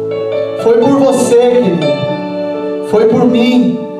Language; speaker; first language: Portuguese; native; Portuguese